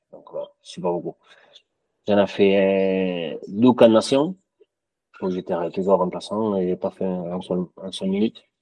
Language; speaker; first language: French; non-native, fluent; Spanish